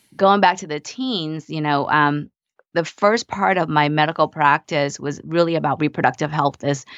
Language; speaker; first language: English; early bilingual, other home language; Vietnamese